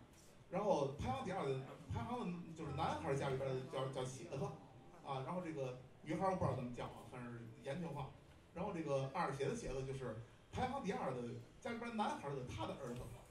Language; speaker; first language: Chinese; native; Chinese